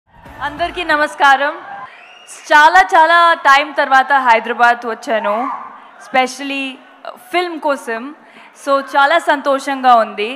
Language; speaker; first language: Telugu; non-native, local second language; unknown